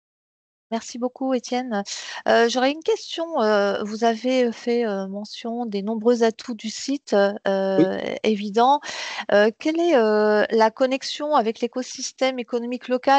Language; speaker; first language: French; native; French